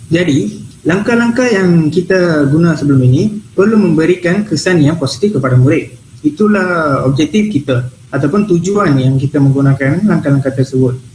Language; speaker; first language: Malay; non-native, local second language; Tamil